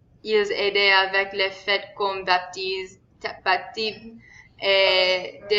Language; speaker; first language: French; non-native, learner; English